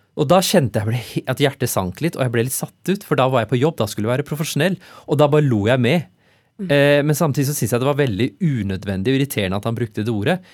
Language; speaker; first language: Norwegian; early bilingual, other home language; Urdu